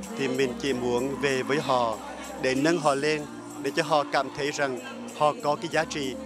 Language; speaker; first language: Vietnamese; native; Vietnamese